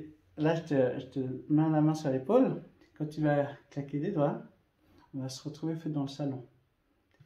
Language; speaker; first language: French; native; French